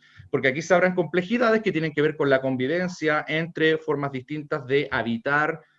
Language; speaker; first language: Spanish; native; Spanish